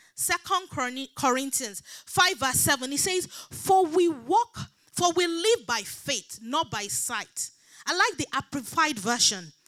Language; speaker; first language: English; non-native, local second language; Yoruba